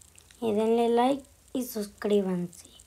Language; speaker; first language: Spanish; native; Spanish